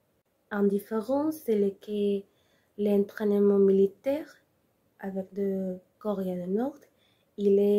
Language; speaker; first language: French; non-native, learner; Spanish